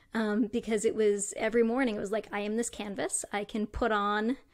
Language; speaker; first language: English; native; English